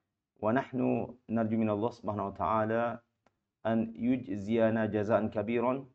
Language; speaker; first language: Arabic; non-native, fluent; Malay